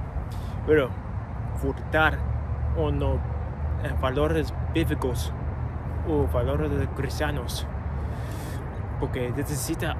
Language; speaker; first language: Spanish; non-native, learner; English